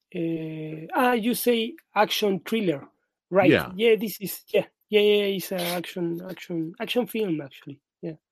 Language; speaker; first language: English; non-native, learner; Spanish